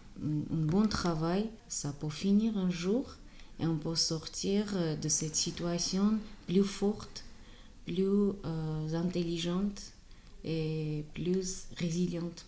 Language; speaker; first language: French; non-native, fluent; Armenian